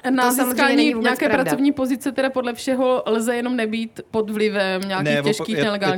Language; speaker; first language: Czech; native; Czech